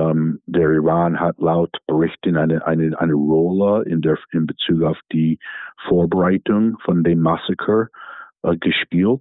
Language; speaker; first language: German; non-native, fluent; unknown